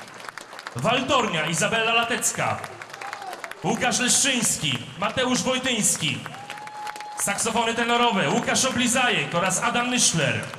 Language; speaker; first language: Polish; native; Polish